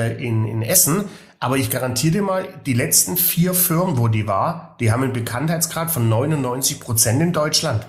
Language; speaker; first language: German; native; German